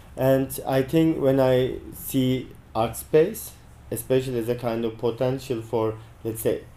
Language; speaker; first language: English; non-native, fluent; Turkish